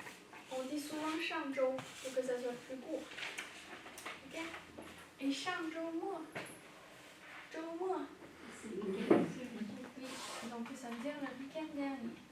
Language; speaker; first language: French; non-native, fluent; Chinese